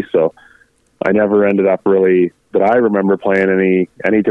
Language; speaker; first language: English; native; English